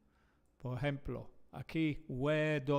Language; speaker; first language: Spanish; non-native, fluent; English